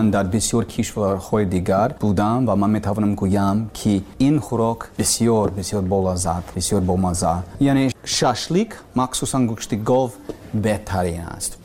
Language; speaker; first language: Persian; non-native, learner; English